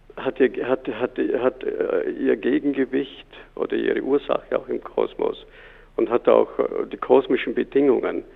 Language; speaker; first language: German; native; German